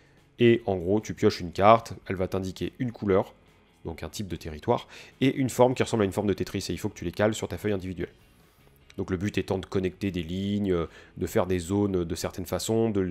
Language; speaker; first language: French; native; French